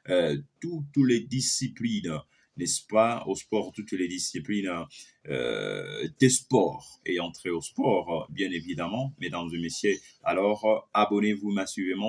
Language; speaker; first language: French; non-native, local second language; Lingala